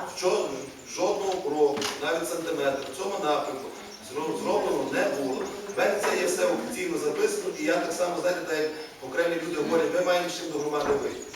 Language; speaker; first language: Ukrainian; native; Ukrainian